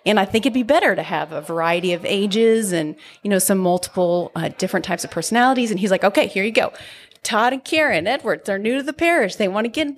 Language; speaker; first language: English; native; English